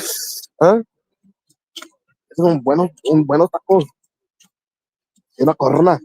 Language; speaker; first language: Spanish; non-native, learner; English